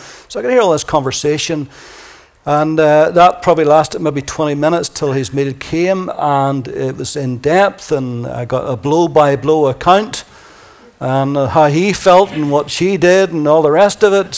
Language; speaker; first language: English; native; English